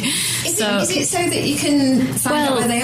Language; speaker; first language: English; native; English